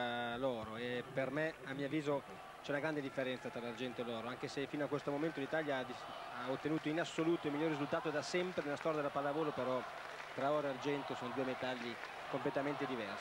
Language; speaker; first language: Italian; native; Italian